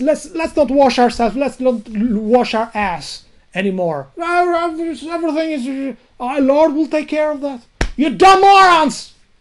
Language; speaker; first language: English; non-native, learner; Albanian